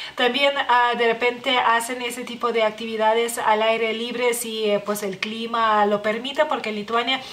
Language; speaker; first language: Spanish; non-native, fluent; Lithuanian